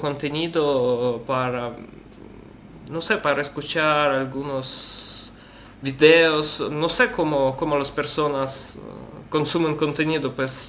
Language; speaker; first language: Spanish; non-native, learner; Russian